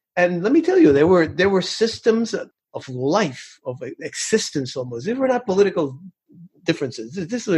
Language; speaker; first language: English; early bilingual, other home language; Spanish